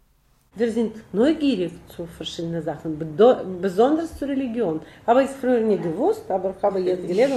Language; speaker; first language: German; non-native, learner; Russian